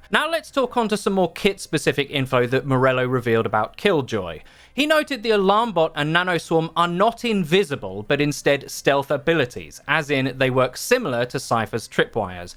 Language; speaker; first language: English; native; English